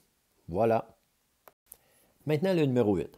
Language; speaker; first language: French; native; French